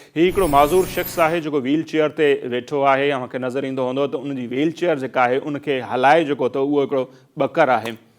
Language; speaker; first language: Sindhi; native; Sindhi